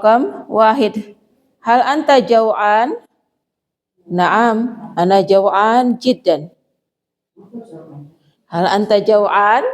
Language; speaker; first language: Arabic; non-native, fluent; Indonesian